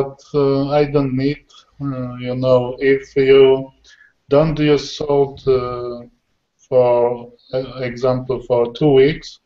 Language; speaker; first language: English; non-native, learner; Polish